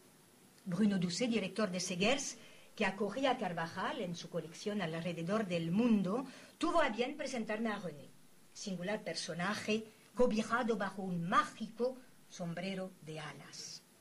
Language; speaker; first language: Spanish; native; Spanish